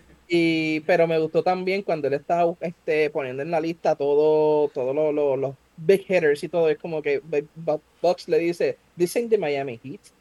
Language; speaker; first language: Spanish; native; Spanish